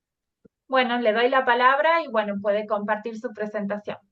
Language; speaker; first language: Spanish; native; Spanish